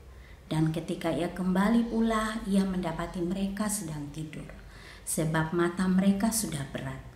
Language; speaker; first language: Indonesian; native; Indonesian